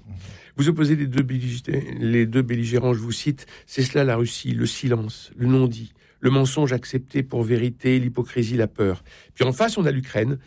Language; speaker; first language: French; native; French